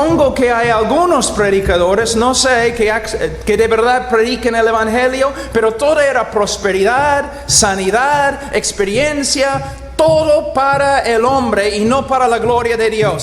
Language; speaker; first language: Spanish; non-native, fluent; English